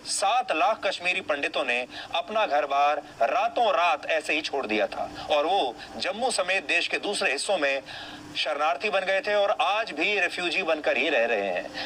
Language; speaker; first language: Hindi; native; Hindi